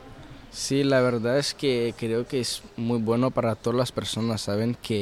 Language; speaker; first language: Spanish; early bilingual, heritage; Arabic